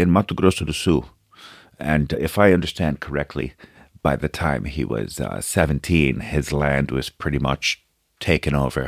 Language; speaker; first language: English; early bilingual, other home language; Portuguese